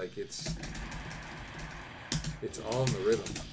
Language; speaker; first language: English; native; English